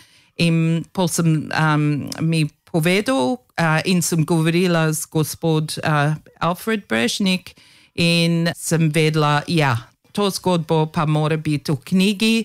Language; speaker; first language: Slovenian; early bilingual, heritage; Slovenian